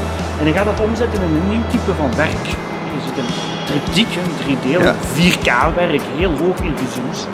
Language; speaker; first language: Dutch; native; Dutch